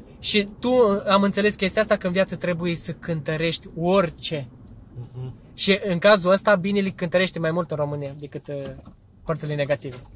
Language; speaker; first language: Romanian; early bilingual, heritage; Romanian